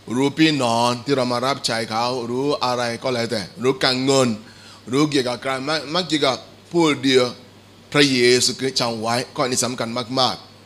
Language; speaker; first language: Thai; non-native, fluent; Igbo